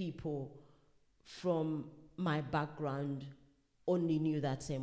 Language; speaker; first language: English; non-native, local second language; Ganda